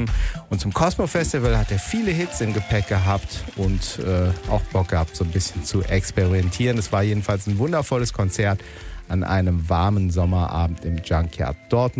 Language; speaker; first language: German; native; German